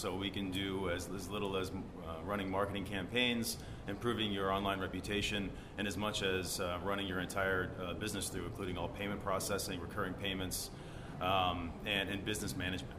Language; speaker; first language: English; native; English